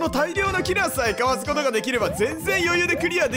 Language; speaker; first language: Japanese; native; Japanese